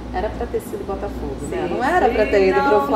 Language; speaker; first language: Portuguese; native; Portuguese